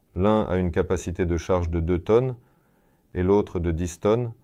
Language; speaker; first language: French; non-native, fluent; Russian